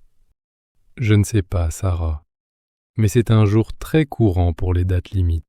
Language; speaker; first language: French; native; French